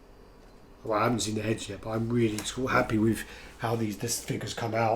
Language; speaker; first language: English; native; English